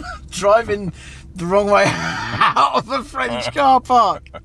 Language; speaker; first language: English; native; English